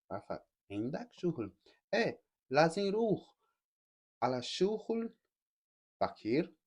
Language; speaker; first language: Arabic; non-native, learner; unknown